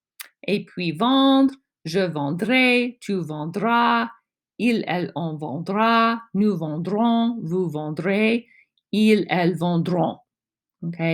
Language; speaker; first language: French; non-native, fluent; English